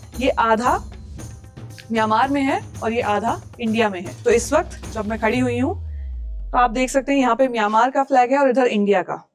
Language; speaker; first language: Hindi; native; Hindi